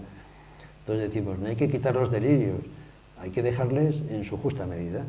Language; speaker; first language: Spanish; native; Spanish